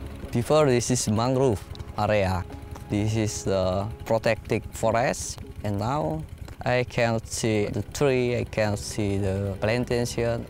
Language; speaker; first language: English; non-native, learner; Indonesian